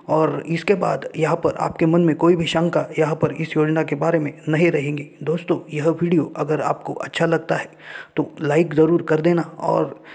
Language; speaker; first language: Hindi; non-native, local second language; Marathi